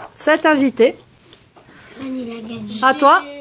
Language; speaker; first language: French; native; French